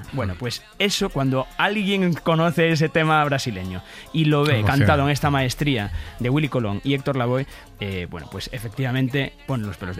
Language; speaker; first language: Spanish; native; Spanish